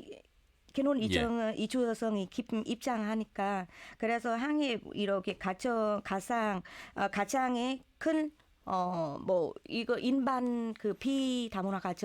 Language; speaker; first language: Korean; non-native, learner; Vietnamese